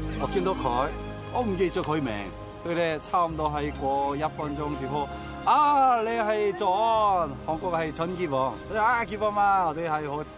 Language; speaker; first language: Cantonese; non-native, learner; Korean